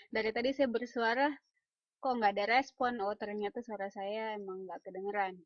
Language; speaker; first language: Indonesian; native; Indonesian